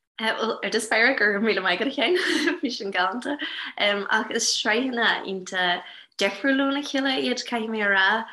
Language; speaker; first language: Irish; non-native, local second language; English